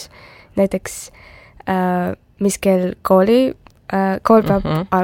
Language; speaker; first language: Estonian; non-native, local second language; Russian